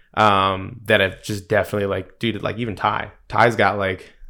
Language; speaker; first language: English; native; English